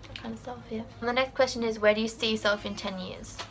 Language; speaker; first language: English; native; English